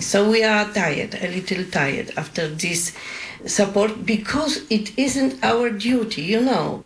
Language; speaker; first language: English; non-native, learner; Polish